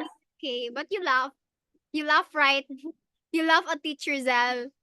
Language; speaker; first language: English; non-native, local second language; Filipino